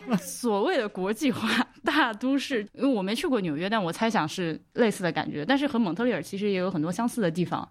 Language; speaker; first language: Chinese; native; Chinese